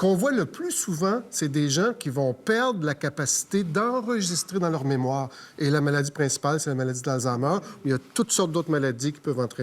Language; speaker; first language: French; native; French